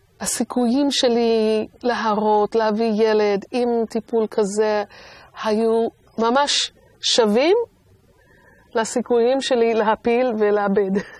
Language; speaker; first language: Hebrew; non-native, fluent; English